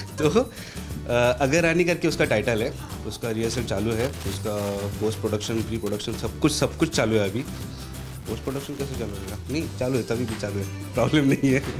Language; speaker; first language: Hindi; non-native, local second language; Marathi